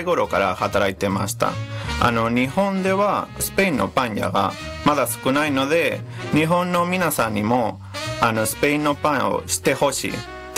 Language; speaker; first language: Japanese; non-native, fluent; Spanish